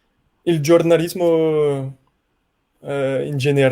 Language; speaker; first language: Italian; non-native, learner; French